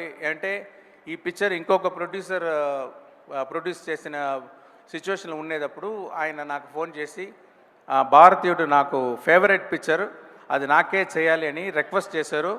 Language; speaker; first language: Telugu; non-native, learner; Tamil